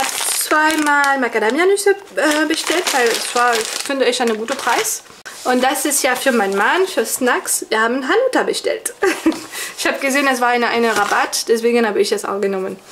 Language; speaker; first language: German; non-native, fluent; French